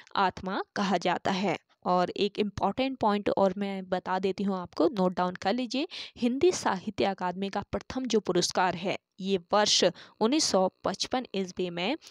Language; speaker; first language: Hindi; native; Hindi